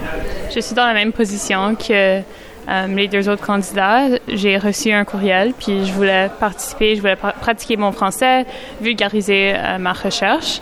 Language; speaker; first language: French; non-native, local second language; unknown